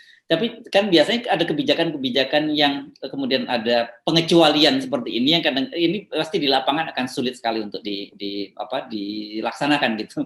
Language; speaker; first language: Indonesian; native; Indonesian